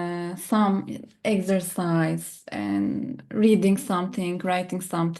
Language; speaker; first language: English; non-native, learner; Turkish